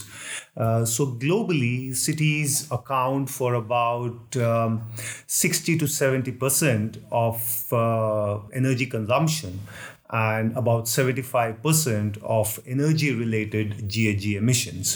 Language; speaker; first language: English; non-native, local second language; Hindi